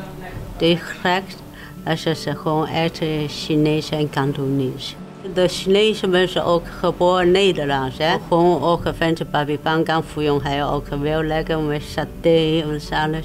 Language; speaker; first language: Dutch; non-native, local second language; Chinese